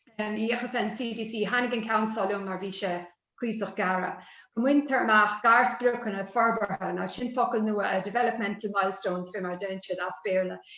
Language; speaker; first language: Irish; native; Irish